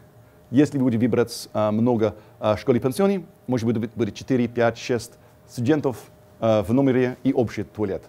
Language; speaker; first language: Russian; non-native, fluent; English